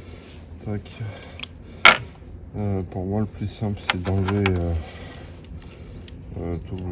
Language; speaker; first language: French; native; French